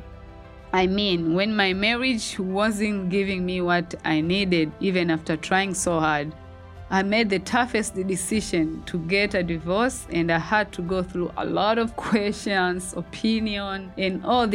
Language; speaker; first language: English; non-native, local second language; Swahili